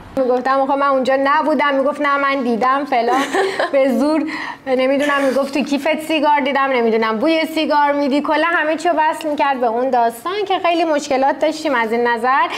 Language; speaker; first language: Persian; early bilingual, heritage; Turkish